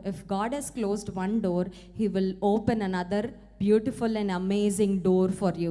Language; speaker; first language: English; non-native, local second language; Telugu